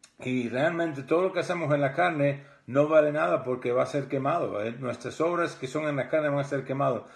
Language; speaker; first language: Spanish; early bilingual, heritage; Spanish